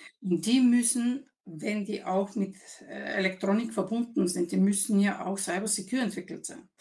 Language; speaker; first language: German; non-native, fluent; Bulgarian